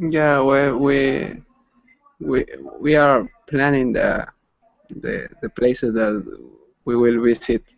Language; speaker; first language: English; non-native, learner; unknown